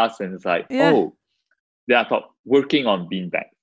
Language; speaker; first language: English; non-native, local second language; Chinese